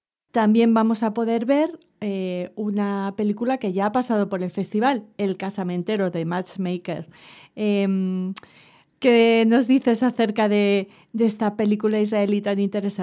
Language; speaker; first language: Spanish; native; Spanish